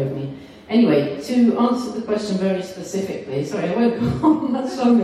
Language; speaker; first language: English; native; English